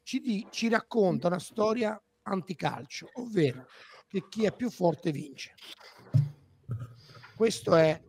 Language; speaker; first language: Italian; native; Italian